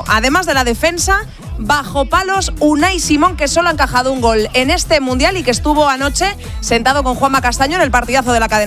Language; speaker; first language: Spanish; native; Spanish